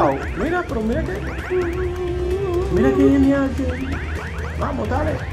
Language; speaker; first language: Spanish; native; Spanish